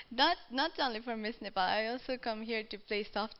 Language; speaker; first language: English; non-native, learner; Nepali